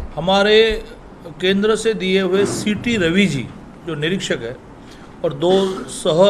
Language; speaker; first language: Hindi; non-native, local second language; Marathi